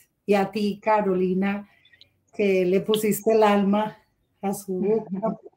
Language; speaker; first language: Spanish; native; Spanish